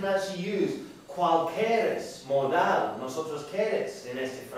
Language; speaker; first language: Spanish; non-native, learner; English